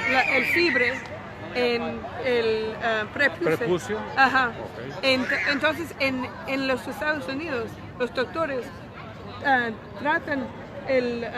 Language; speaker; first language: Spanish; non-native, learner; English